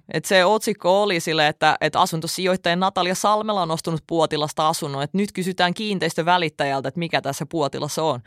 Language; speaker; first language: Finnish; early bilingual, other home language; Russian